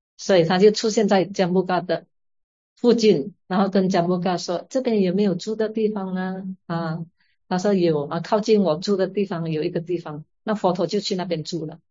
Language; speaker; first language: Chinese; native; Chinese